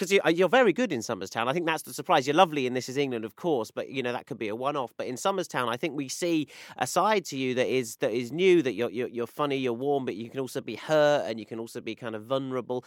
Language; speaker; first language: English; native; English